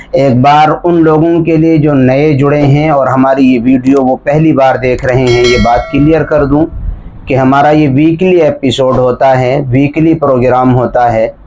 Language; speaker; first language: Hindi; native; Hindi